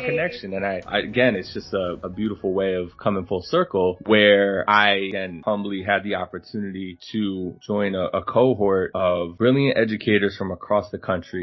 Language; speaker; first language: English; native; English